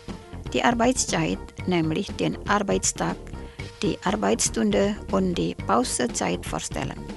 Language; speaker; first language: German; non-native, fluent; Indonesian